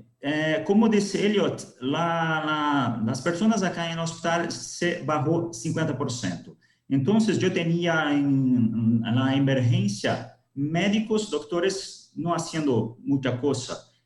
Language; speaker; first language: Spanish; non-native, learner; Portuguese